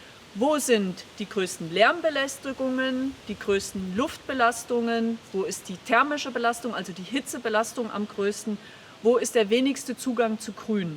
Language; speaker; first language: German; native; German